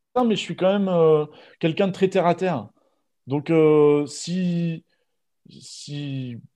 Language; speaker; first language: French; native; French